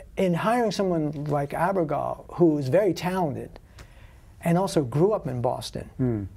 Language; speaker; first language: English; native; English